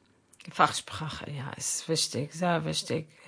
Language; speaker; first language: German; non-native, fluent; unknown